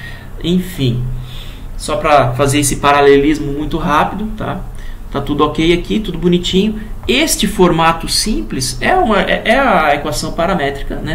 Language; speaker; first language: Portuguese; native; Portuguese